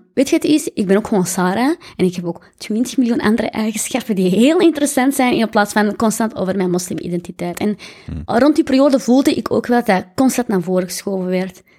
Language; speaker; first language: Dutch; early bilingual, other home language; Arabic